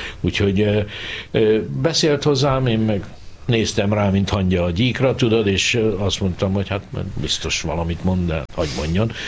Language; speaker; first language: Hungarian; native; Hungarian